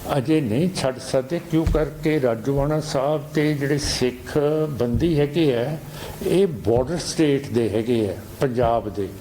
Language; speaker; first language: Hindi; non-native, local second language; Punjabi